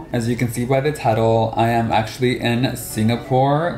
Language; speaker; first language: English; native; English